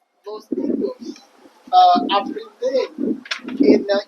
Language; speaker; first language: Spanish; non-native, learner; English